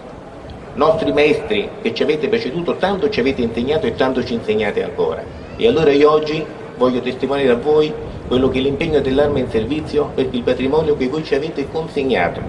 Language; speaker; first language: Italian; native; Italian